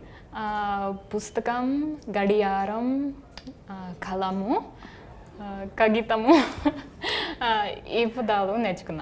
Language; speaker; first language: Telugu; non-native, learner; English